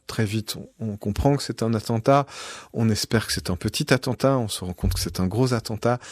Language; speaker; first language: French; native; French